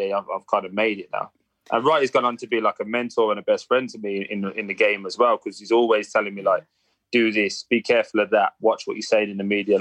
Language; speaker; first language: English; native; English